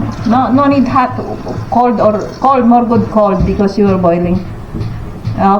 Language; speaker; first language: English; non-native, local second language; Filipino